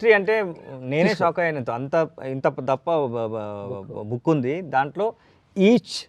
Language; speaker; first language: Telugu; non-native, learner; Kannada